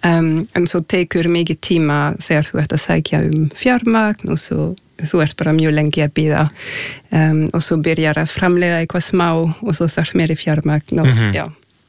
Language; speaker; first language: Icelandic; non-native, fluent; French